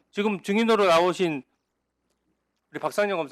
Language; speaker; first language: Korean; native; Korean